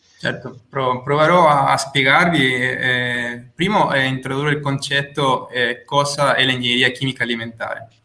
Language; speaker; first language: Italian; non-native, fluent; Spanish